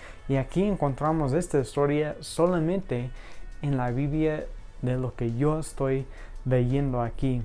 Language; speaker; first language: Spanish; non-native, fluent; English